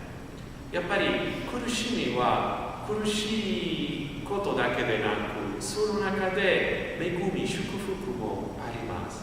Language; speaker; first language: Japanese; non-native, fluent; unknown